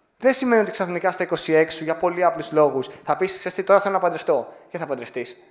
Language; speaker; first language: Greek; native; Greek